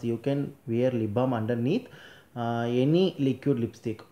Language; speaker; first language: English; non-native, local second language; Tamil